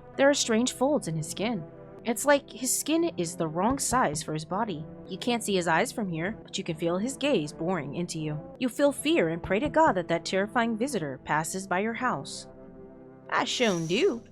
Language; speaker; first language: English; native; English